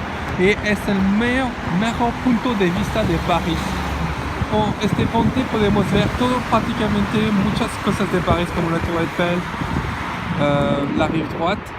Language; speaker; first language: Spanish; non-native, learner; French